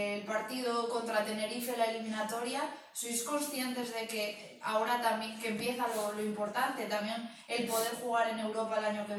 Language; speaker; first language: Spanish; native; Spanish